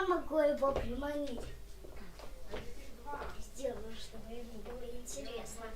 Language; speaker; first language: Russian; early bilingual, other home language; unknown